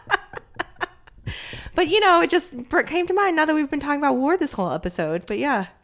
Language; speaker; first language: English; early bilingual, other home language; Chinese